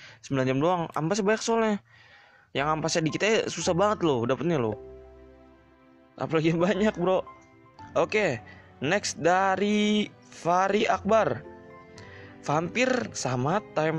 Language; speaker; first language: Indonesian; native; Indonesian